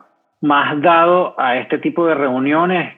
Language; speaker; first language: Spanish; native; Spanish